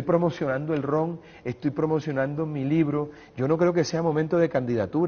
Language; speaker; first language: Spanish; native; Spanish